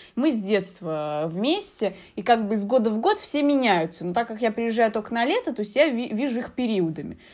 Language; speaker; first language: Russian; early bilingual, heritage; Russian